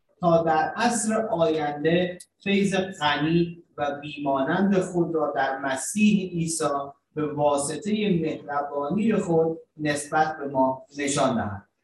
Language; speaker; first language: Persian; non-native, learner; German